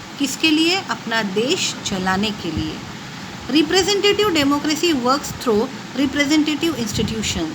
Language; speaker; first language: Hindi; non-native, local second language; Marathi